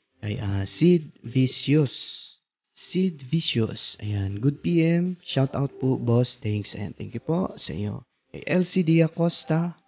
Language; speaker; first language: Filipino; non-native, local second language; Cebuano